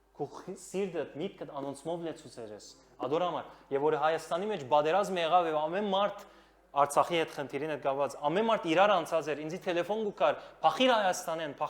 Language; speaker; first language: Armenian; early bilingual, heritage; Armenian